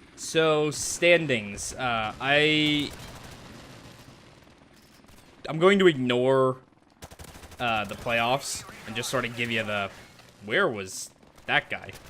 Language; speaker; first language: English; native; English